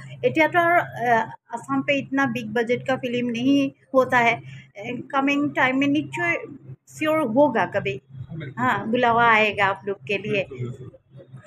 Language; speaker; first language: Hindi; non-native, local second language; Assamese